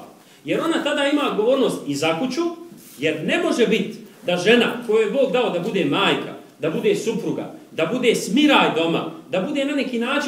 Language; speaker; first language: Serbian; native; Serbian